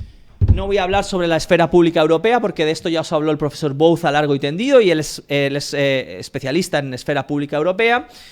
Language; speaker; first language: Spanish; native; Spanish